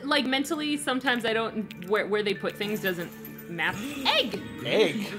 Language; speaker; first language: English; native; English